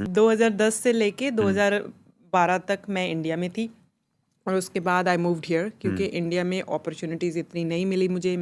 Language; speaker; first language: Hindi; non-native, local second language; Punjabi